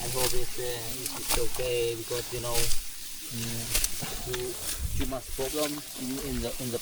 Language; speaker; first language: English; non-native, learner; Vietnamese